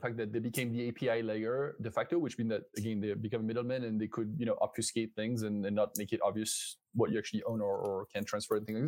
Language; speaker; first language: English; non-native, fluent; French